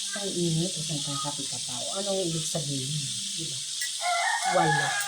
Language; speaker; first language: Filipino; non-native, local second language; Cebuano